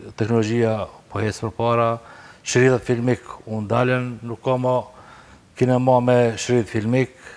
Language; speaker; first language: Albanian; native; Albanian